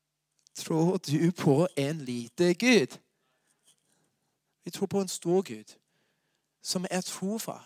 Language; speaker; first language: Norwegian; non-native, fluent; English